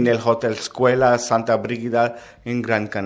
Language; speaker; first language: Spanish; non-native, learner; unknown